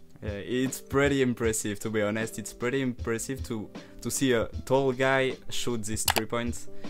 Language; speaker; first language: English; non-native, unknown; French